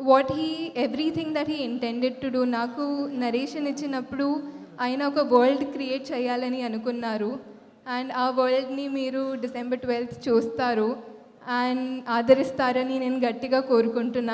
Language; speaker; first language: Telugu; non-native, fluent; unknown